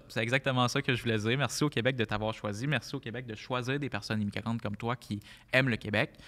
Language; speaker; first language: French; native; French